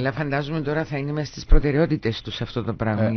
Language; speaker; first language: Greek; native; Greek